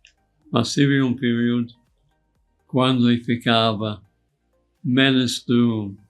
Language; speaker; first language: Portuguese; non-native, fluent; English